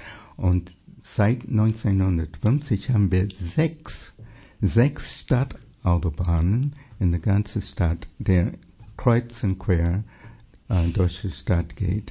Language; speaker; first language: German; non-native, fluent; English